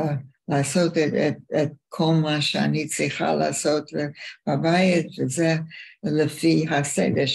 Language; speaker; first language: Hebrew; non-native, fluent; English